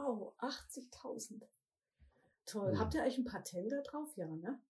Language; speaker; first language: German; native; German